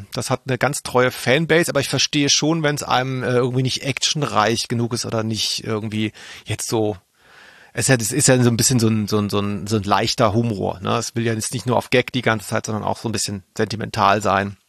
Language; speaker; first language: German; native; German